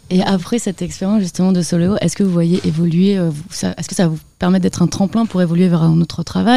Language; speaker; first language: French; native; French